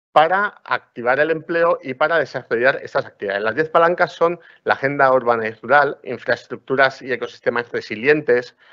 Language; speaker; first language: Spanish; non-native, local second language; Catalan